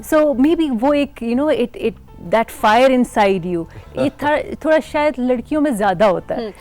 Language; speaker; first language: Urdu; non-native, local second language; Khowar